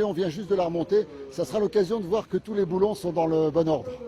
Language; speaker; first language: French; native; French